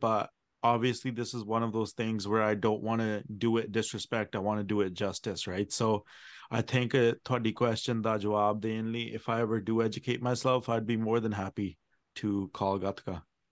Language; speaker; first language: English; early bilingual, other home language; Punjabi